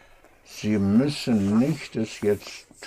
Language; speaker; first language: German; non-native, fluent; English